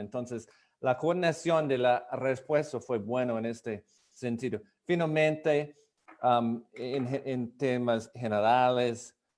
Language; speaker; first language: Spanish; non-native, fluent; English